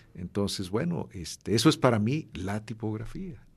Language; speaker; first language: Spanish; native; Spanish